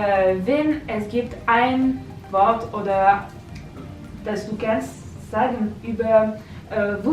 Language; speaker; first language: German; non-native, learner; French